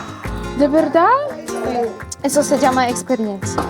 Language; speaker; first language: Spanish; non-native, fluent; Polish